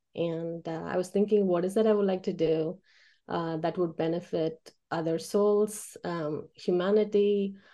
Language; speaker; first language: English; early bilingual, other home language; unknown